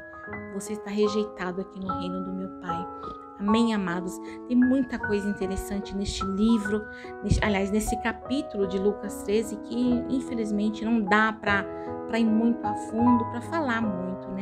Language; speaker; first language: Portuguese; native; Portuguese